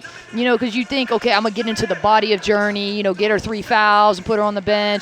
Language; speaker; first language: English; native; English